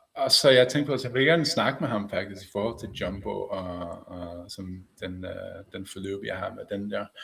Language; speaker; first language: Danish; non-native, fluent; English